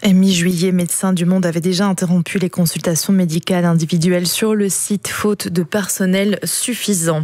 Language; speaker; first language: French; native; French